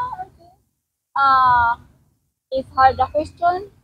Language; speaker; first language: English; non-native, learner; Cebuano